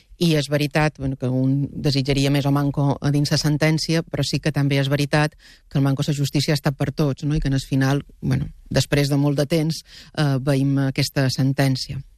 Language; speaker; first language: Catalan; native; Catalan